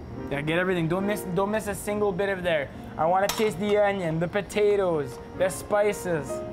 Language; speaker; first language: English; early bilingual, other home language; French